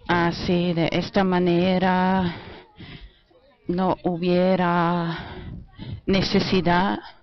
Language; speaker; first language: Spanish; non-native, fluent; German